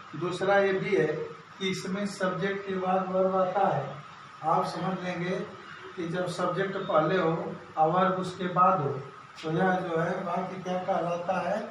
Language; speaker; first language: Hindi; native; Hindi